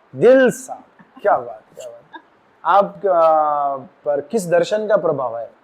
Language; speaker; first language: Hindi; non-native, local second language; Marathi